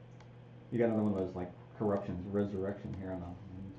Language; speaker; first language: English; native; English